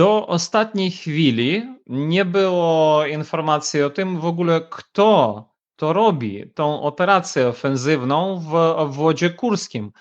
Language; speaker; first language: Polish; non-native, fluent; Ukrainian